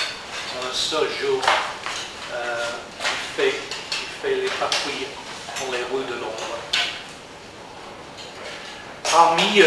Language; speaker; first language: French; non-native, learner; English